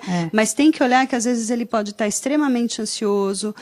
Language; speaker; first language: Portuguese; native; Portuguese